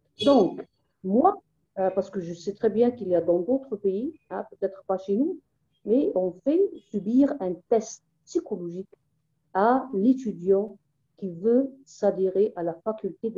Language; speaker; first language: French; non-native, local second language; Arabic